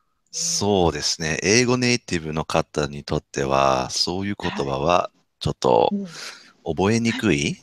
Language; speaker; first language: Japanese; non-native, fluent; English